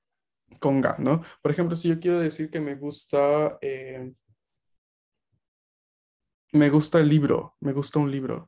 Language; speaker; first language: Spanish; native; Spanish